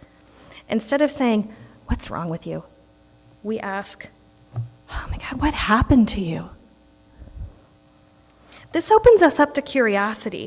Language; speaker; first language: English; native; English